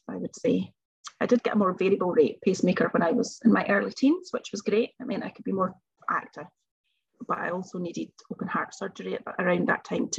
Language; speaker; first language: English; native; English